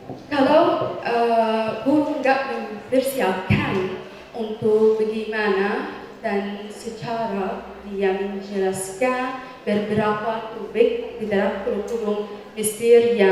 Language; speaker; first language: Indonesian; non-native, fluent; Arabic